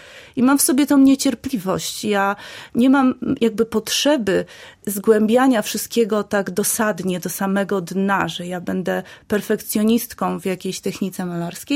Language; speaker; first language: Polish; native; Polish